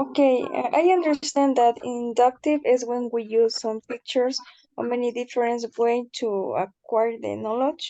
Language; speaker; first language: English; non-native, learner; Spanish